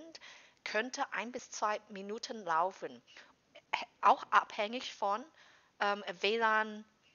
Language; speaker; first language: German; non-native, fluent; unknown